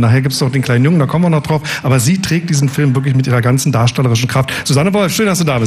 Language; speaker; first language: German; native; German